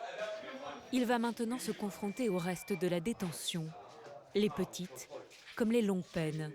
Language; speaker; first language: French; native; French